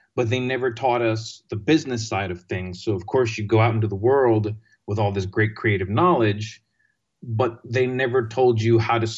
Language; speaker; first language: English; non-native, fluent; Greek